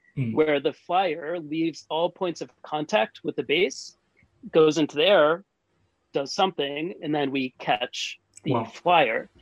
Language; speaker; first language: English; native; English